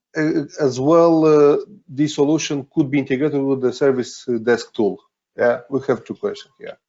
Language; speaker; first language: English; non-native, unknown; Romanian